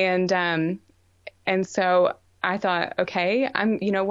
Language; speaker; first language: English; native; English